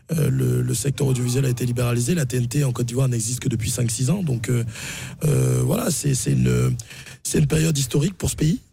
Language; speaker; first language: French; native; French